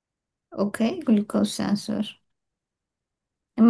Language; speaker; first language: German; non-native, learner; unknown